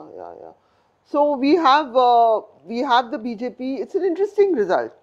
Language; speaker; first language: English; non-native, local second language; Hindi